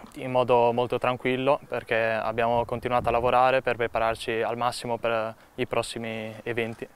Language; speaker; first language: Italian; native; Italian